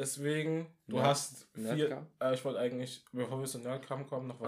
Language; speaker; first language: German; non-native, local second language; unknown